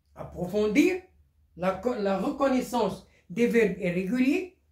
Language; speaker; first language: French; non-native, local second language; Arabic